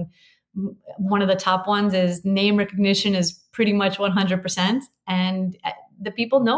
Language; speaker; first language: English; native; English